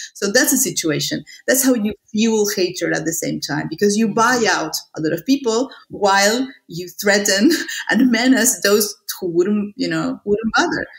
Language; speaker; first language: English; non-native, fluent; Spanish